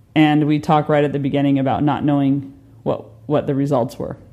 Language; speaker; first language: English; native; English